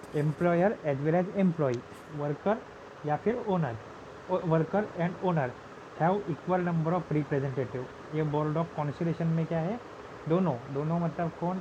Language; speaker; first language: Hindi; non-native, local second language; Marathi